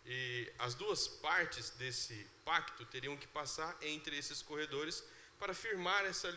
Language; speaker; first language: Portuguese; native; Portuguese